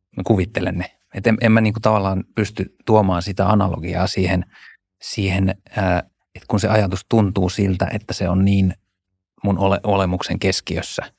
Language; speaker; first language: Finnish; native; Finnish